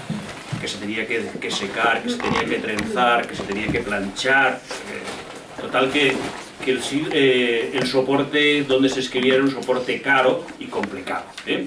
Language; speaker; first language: Spanish; native; Spanish